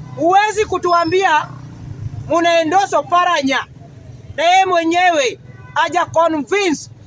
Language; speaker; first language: Swahili; non-native, local second language; Luo (Kenya and Tanzania)